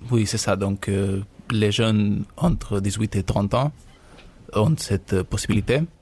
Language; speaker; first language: French; non-native, fluent; Spanish